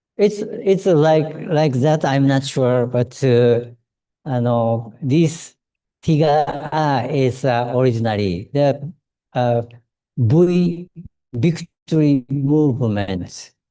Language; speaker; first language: English; non-native, learner; Japanese